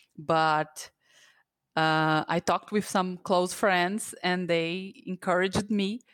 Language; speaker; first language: English; non-native, fluent; Portuguese